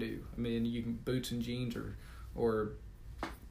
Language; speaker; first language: English; native; English